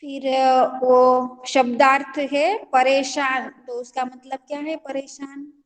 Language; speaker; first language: Hindi; non-native, local second language; Gujarati